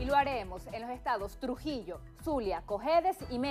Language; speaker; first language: Spanish; native; Spanish